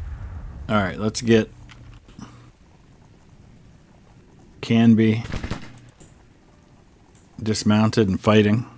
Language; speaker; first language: English; native; English